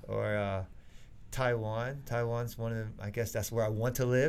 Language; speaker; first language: English; early bilingual, other home language; Chinese